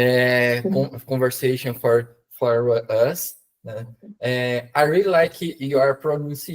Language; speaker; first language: English; non-native, learner; Portuguese